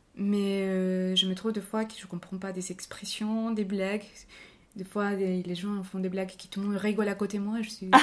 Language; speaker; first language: French; non-native, fluent; Spanish